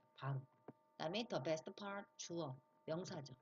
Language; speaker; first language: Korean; native; Korean